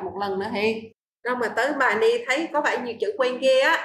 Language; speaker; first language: Chinese; non-native, fluent; Vietnamese